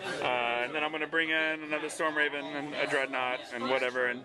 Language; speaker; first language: English; native; English